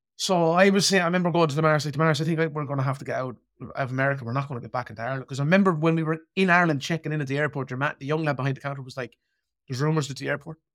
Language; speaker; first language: English; native; English